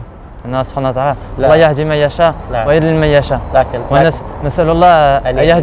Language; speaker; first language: Arabic; non-native, learner; French